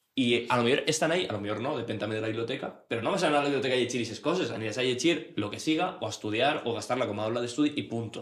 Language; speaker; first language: Spanish; non-native, local second language; Catalan